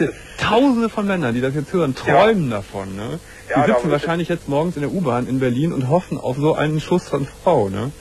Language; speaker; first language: German; native; German